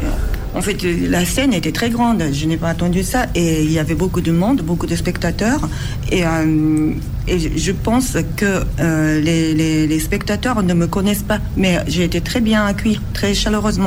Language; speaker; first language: French; non-native, fluent; Japanese